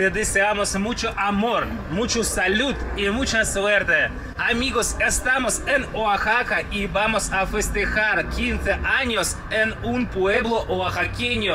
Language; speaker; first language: Spanish; non-native, fluent; Russian